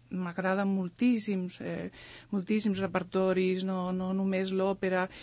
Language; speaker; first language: Catalan; early bilingual, other home language; Spanish